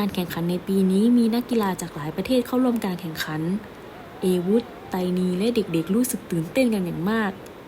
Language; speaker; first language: Thai; non-native, local second language; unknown